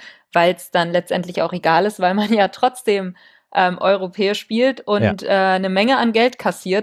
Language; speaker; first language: German; native; German